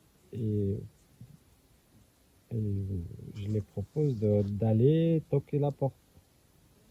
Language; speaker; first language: French; non-native, local second language; Arabic